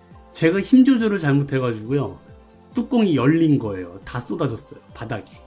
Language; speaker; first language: Korean; native; Korean